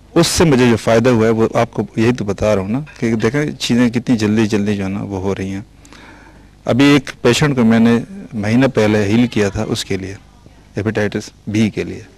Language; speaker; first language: Urdu; non-native, local second language; Punjabi